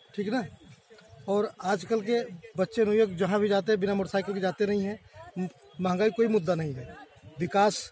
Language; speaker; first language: Hindi; native; Hindi